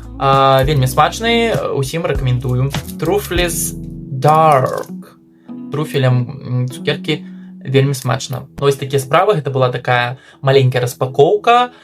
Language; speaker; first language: Belarusian; non-native, local second language; Russian